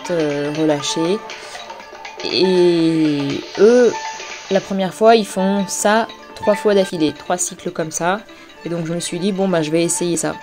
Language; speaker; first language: French; native; French